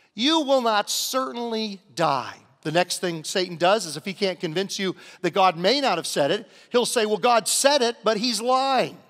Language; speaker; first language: English; native; English